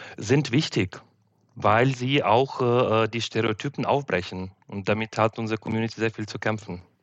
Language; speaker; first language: German; non-native, fluent; Ukrainian